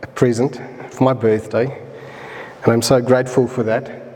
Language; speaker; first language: English; non-native, local second language; Afrikaans